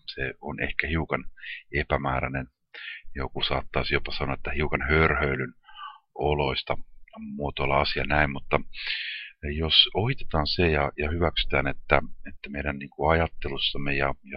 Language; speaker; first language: Finnish; native; Finnish